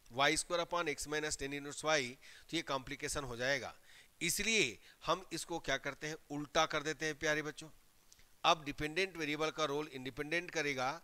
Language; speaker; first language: Hindi; native; Hindi